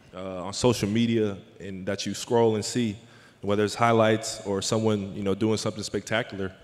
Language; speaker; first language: English; native; English